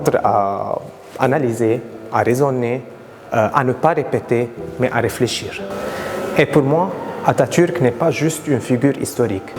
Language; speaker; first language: French; non-native, local second language; Arabic